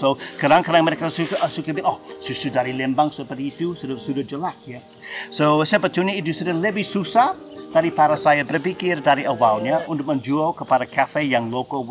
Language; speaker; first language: Indonesian; non-native, fluent; English